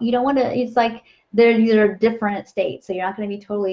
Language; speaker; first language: English; native; English